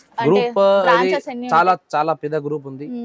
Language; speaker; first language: Telugu; non-native, local second language; Hindi